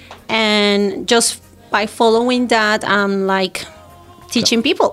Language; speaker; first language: English; non-native, fluent; Spanish